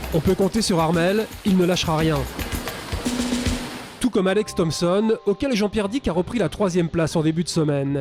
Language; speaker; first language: French; native; French